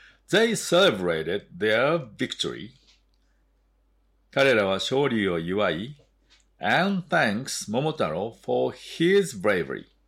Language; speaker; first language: English; non-native, fluent; Japanese